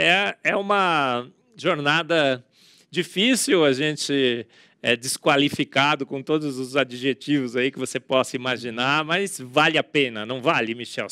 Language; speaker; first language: Portuguese; native; Portuguese